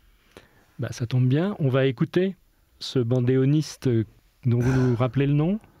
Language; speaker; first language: French; native; French